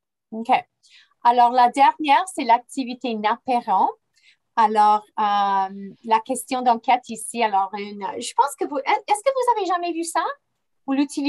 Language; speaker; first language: French; non-native, fluent; English